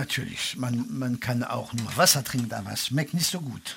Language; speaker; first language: German; non-native, fluent; French